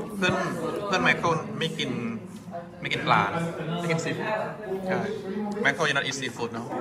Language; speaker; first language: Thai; native; Thai